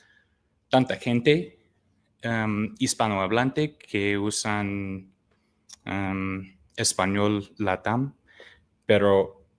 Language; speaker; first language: Spanish; non-native, fluent; English